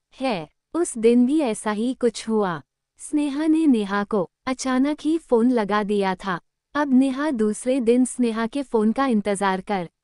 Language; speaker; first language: Hindi; native; Hindi